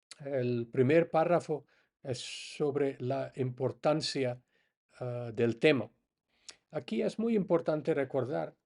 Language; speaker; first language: Spanish; non-native, fluent; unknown